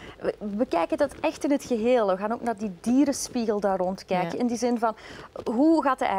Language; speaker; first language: Dutch; native; Dutch